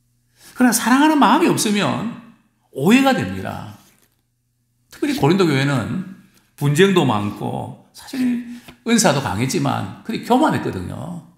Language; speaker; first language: Korean; native; Korean